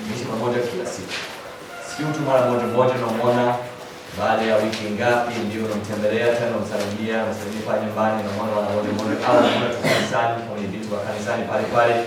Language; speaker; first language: Swahili; non-native, fluent; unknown